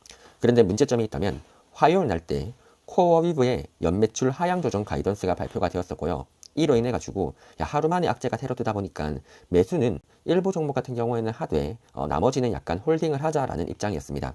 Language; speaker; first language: Korean; native; Korean